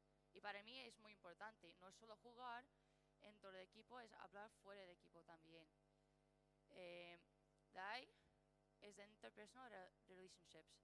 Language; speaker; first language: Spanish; non-native, learner; English